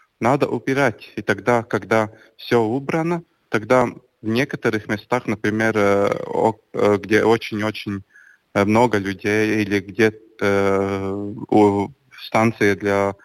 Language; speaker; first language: Russian; non-native, local second language; Latvian